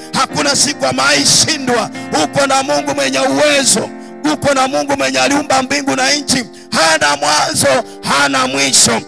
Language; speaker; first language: Swahili; non-native, local second language; Luyia